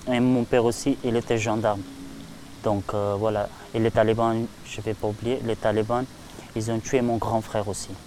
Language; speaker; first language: French; non-native, learner; Persian